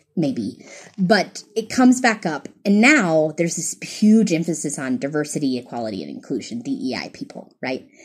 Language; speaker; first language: English; native; English